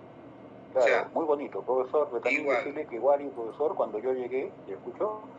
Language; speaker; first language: Spanish; native; Spanish